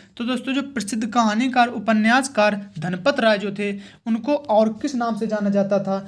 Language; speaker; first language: Hindi; native; Hindi